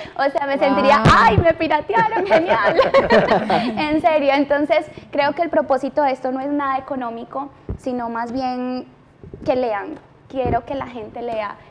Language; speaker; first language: Spanish; native; Spanish